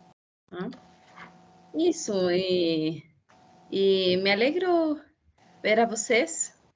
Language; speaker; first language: Portuguese; non-native, fluent; Spanish